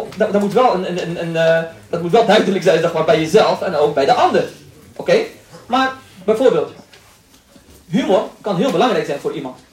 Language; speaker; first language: Dutch; early bilingual, other home language; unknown